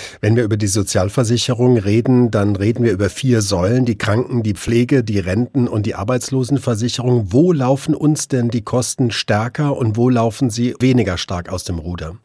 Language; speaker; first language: German; native; German